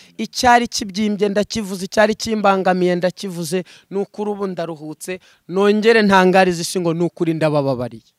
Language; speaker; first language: Kinyarwanda; native; Kinyarwanda